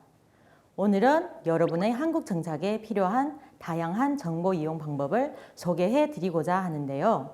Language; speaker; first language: Korean; non-native, fluent; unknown